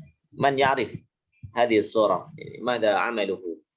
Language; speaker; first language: Arabic; non-native, fluent; Indonesian